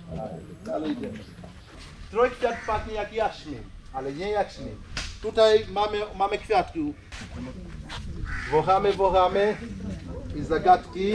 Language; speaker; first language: Polish; non-native, learner; Swahili